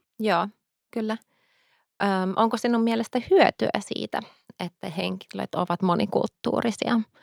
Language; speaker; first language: Finnish; early bilingual, heritage; Finnish